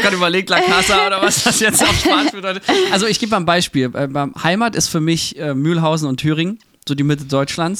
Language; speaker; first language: German; native; German